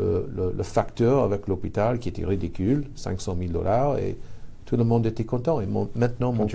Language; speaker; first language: French; non-native, fluent; English